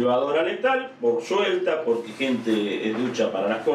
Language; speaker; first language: Spanish; native; Spanish